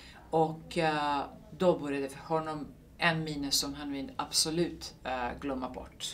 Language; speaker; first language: Swedish; non-native, fluent; Serbian